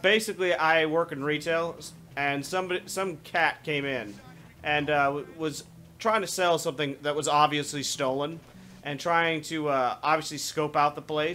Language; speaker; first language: English; native; English